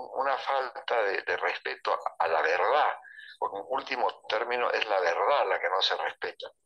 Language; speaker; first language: Spanish; native; Spanish